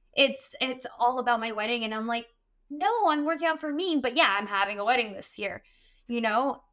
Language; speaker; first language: English; early bilingual, other home language; Arabic